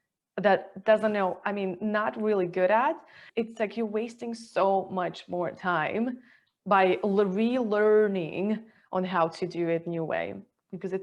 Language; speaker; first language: English; non-native, fluent; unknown